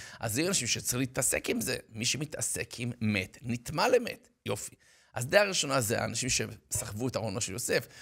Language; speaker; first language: Hebrew; native; Hebrew